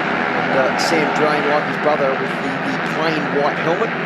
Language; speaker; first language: English; native; English